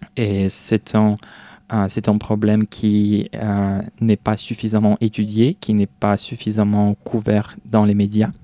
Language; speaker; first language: French; non-native, fluent; Russian